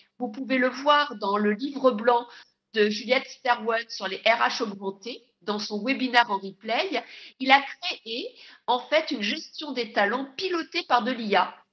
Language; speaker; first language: French; native; French